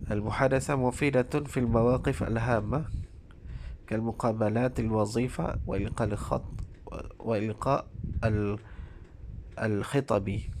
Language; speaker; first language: Arabic; non-native, fluent; Malay